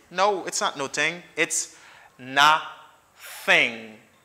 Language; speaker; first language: English; non-native, fluent; Haitian Creole